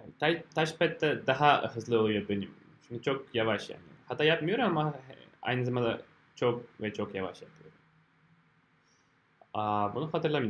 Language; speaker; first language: Turkish; non-native, fluent; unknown